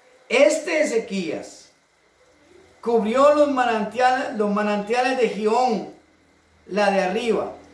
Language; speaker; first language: Spanish; native; Spanish